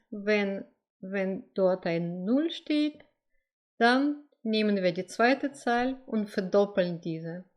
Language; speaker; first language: German; non-native, fluent; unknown